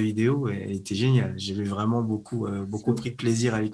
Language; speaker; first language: French; native; French